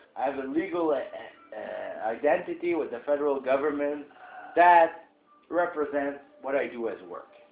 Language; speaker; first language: English; non-native, fluent; French